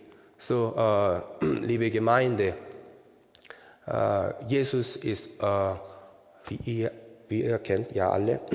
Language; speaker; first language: German; non-native, learner; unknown